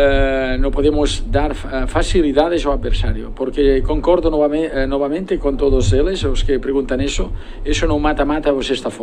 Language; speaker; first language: Portuguese; non-native, fluent; Spanish